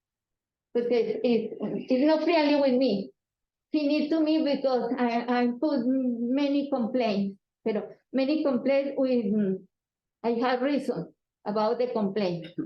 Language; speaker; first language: English; non-native, learner; Spanish